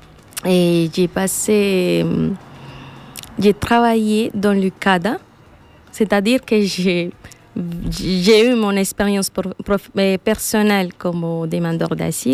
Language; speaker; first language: French; non-native, fluent; Spanish